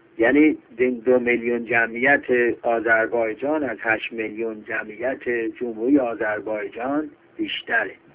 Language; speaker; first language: Persian; native; Persian